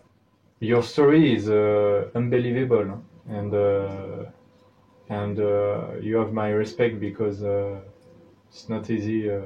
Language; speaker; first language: English; non-native, learner; French